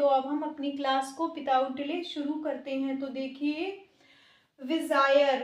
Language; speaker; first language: Hindi; native; Hindi